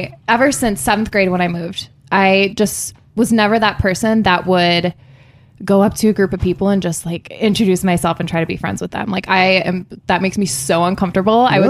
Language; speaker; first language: English; native; English